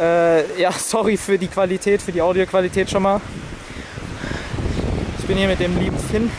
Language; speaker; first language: German; native; German